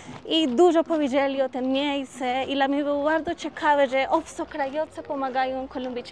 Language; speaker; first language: Polish; non-native, learner; Spanish